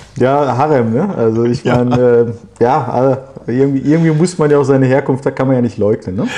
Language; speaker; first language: German; early bilingual, other home language; Turkish